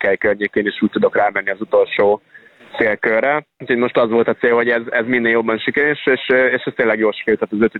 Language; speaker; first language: Hungarian; native; Hungarian